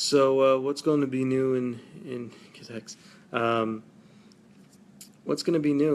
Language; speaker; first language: English; native; English